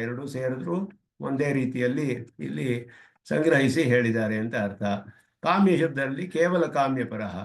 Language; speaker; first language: Kannada; native; Kannada